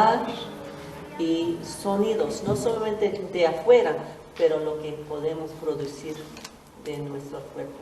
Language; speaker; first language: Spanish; non-native, learner; English